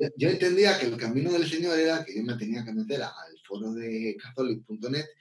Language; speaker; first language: Spanish; native; Spanish